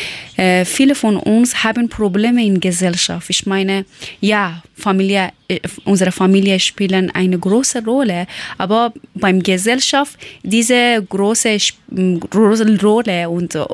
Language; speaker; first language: German; non-native, learner; Persian